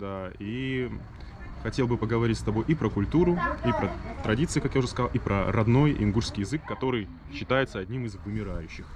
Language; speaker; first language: Russian; native; Russian